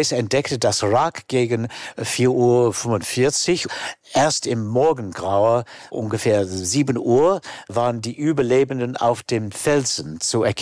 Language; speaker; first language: German; non-native, fluent; English